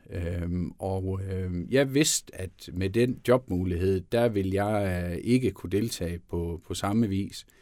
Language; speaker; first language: Danish; native; Danish